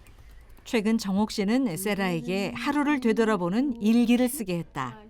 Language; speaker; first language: Korean; native; Korean